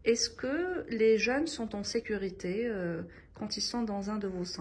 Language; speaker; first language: French; non-native, local second language; Arabic